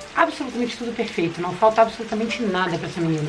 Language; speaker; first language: Portuguese; native; Portuguese